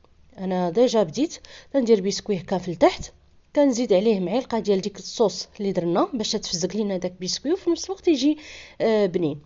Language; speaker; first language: Arabic; native; Arabic